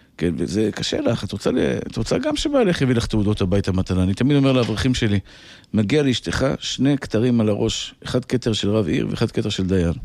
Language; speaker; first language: Hebrew; native; Hebrew